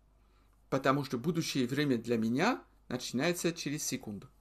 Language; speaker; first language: Russian; non-native, fluent; French